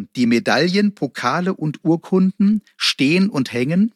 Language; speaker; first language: German; native; German